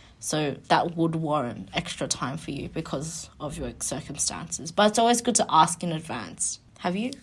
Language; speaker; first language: English; native; English